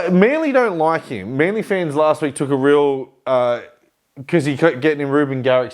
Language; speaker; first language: English; native; English